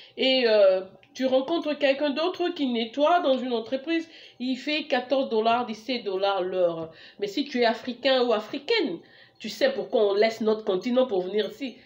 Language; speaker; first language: French; non-native, local second language; Lingala